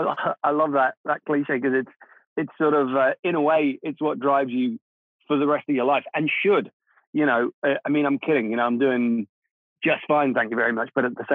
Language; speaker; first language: English; non-native, local second language; Czech